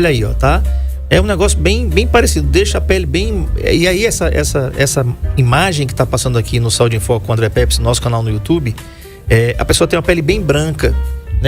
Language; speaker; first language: Portuguese; native; Portuguese